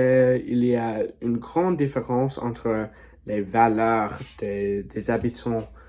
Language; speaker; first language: French; non-native, learner; English